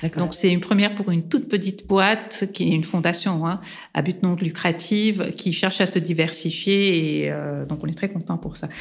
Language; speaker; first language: French; non-native, local second language; Armenian